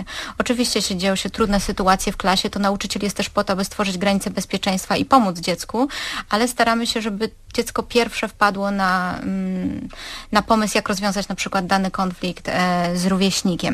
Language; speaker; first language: Polish; native; Polish